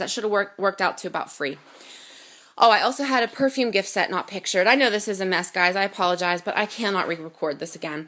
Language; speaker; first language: English; native; English